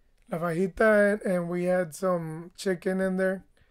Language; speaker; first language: English; early bilingual, other home language; Spanish